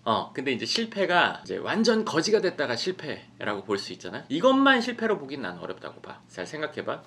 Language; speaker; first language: Korean; native; Korean